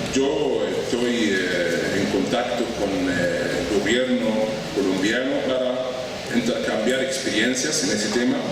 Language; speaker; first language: Spanish; non-native, fluent; Arabic